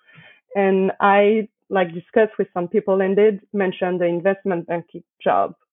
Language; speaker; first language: English; non-native, fluent; French